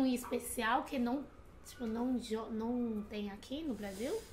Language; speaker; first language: Portuguese; non-native, fluent; Chinese